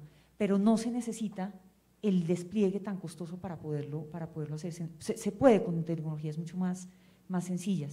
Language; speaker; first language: Spanish; native; Spanish